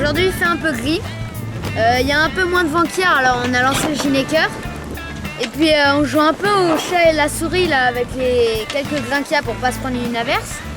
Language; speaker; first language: French; native; French